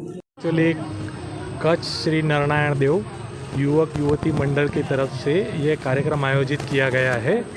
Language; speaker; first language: Hindi; non-native, local second language; Gujarati